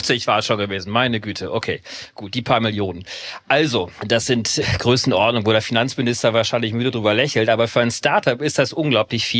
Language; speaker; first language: German; native; German